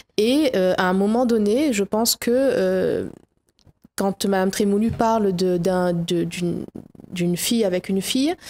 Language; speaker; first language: French; native; French